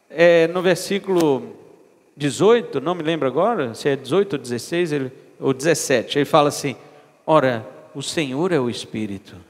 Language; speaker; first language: Portuguese; native; Portuguese